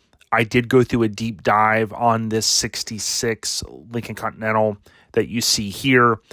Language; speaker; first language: English; native; English